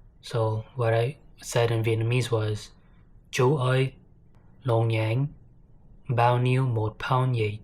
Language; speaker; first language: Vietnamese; non-native, learner; English